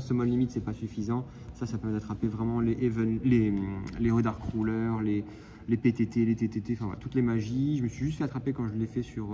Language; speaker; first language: French; native; French